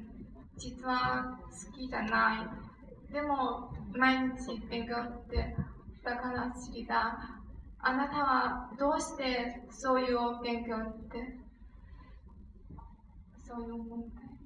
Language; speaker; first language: Japanese; non-native, learner; Chinese